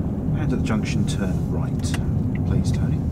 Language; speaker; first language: English; native; English